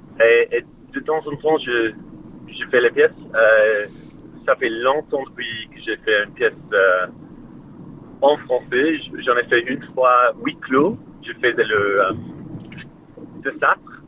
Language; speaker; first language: French; non-native, learner; English